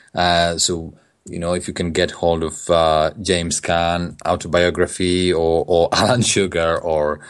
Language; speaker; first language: English; non-native, fluent; Polish